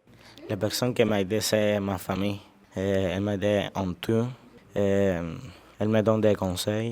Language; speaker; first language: French; non-native, learner; Spanish